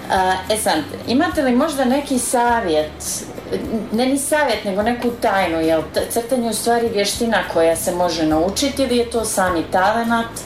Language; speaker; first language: Serbian; native; Serbian